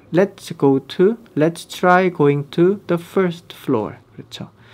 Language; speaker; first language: English; non-native, fluent; Korean